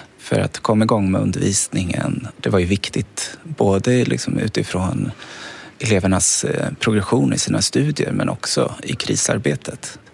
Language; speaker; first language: Swedish; native; Swedish